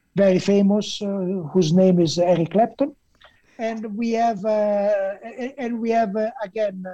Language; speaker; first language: English; non-native, fluent; Italian